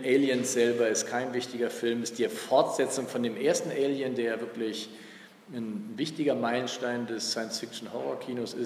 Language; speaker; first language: German; native; German